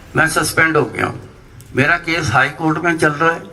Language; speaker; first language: Hindi; non-native, local second language; Punjabi